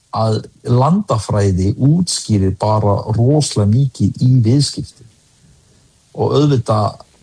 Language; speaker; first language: Icelandic; early bilingual, other home language; Danish